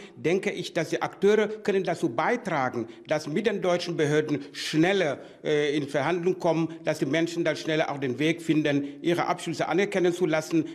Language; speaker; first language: German; non-native, fluent; Wolof